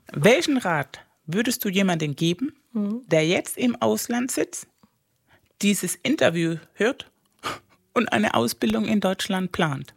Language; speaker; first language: German; non-native, fluent; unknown